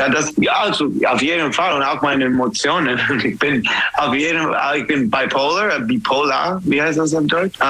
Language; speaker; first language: German; non-native, fluent; English